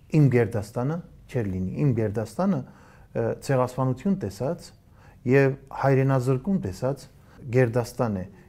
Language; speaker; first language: Armenian; early bilingual, heritage; Armenian